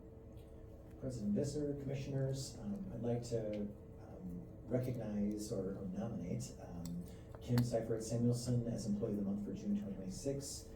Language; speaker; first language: English; native; English